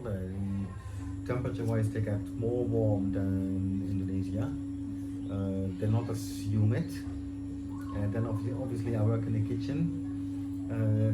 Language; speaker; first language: English; non-native, fluent; Dutch